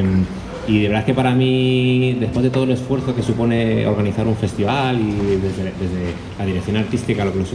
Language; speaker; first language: Spanish; native; Spanish